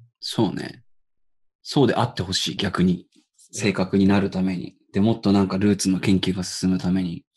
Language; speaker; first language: Japanese; native; Japanese